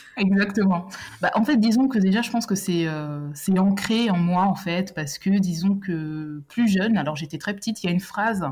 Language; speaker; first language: French; native; French